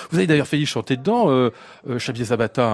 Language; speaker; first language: French; native; French